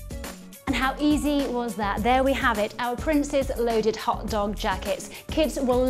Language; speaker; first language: English; native; English